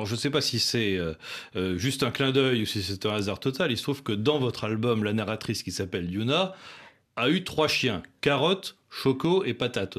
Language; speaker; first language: French; native; French